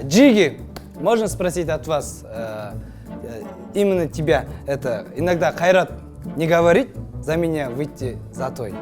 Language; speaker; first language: Russian; non-native, local second language; Kazakh